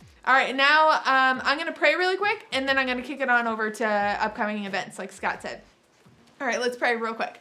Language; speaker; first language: English; native; English